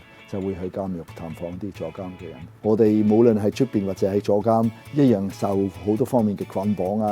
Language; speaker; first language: Cantonese; non-native, fluent; German